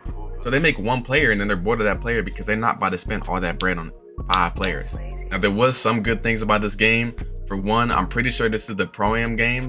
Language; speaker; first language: English; native; English